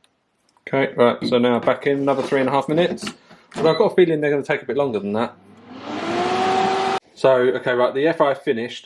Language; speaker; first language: English; native; English